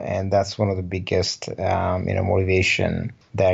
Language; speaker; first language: English; non-native, local second language; Rajasthani